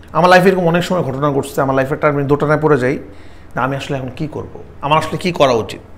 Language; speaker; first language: Bangla; native; Bangla